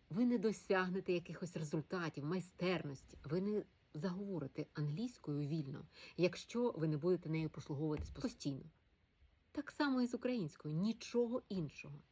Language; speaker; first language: Ukrainian; non-native, local second language; Russian